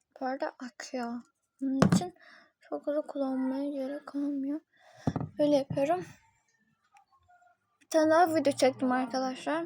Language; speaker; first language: Turkish; native; Turkish